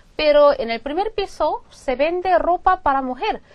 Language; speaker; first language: Spanish; non-native, fluent; Korean